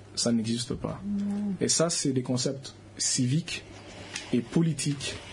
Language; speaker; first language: French; non-native, local second language; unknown